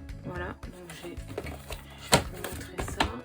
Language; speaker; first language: French; native; French